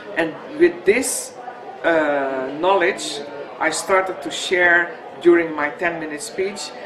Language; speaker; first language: English; non-native, fluent; Dutch